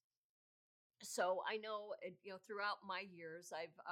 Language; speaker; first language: English; native; English